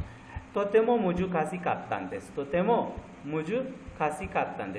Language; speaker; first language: Japanese; non-native, fluent; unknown